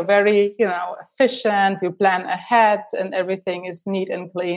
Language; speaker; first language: English; non-native, fluent; German